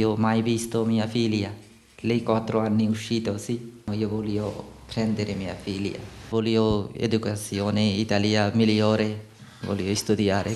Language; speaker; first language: Italian; non-native, learner; Bangla